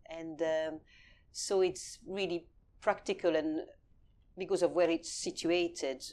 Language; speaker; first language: English; early bilingual, other home language; French